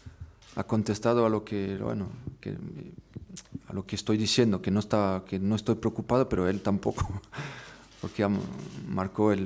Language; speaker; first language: Spanish; non-native, fluent; French